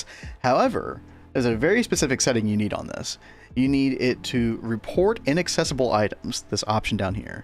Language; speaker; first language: English; native; English